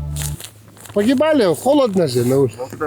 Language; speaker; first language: Russian; non-native, local second language; Yakut